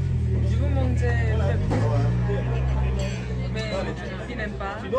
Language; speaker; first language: French; non-native, learner; Korean